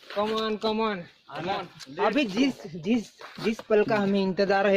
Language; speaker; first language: Hindi; non-native, local second language; Marathi